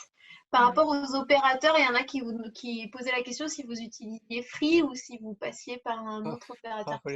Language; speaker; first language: French; native; French